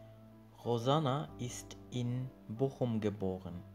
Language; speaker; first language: German; non-native, fluent; Bangla